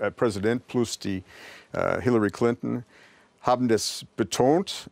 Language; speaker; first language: German; non-native, fluent; English